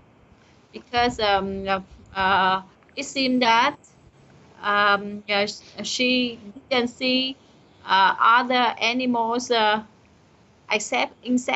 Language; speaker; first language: English; non-native, learner; Vietnamese